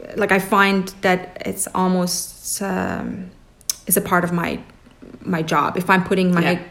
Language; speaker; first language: English; early bilingual, other home language; Persian